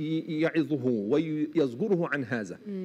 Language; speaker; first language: Arabic; native; Arabic